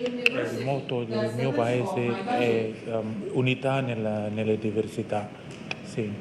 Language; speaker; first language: Italian; non-native, learner; Indonesian